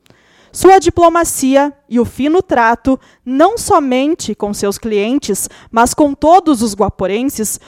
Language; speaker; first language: Portuguese; native; Portuguese